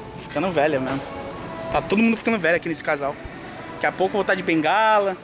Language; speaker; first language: Portuguese; native; Portuguese